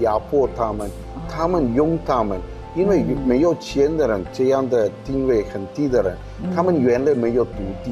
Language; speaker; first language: Chinese; non-native, fluent; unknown